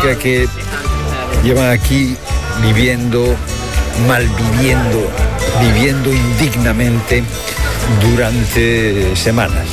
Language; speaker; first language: Spanish; native; Spanish